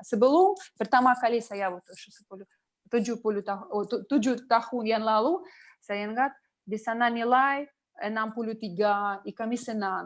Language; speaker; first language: Indonesian; non-native, learner; Russian